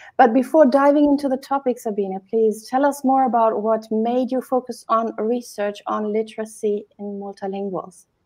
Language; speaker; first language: English; non-native, fluent; German